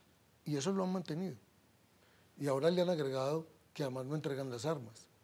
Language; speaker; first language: Spanish; native; Spanish